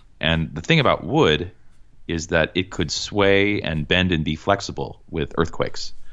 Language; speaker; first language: English; native; English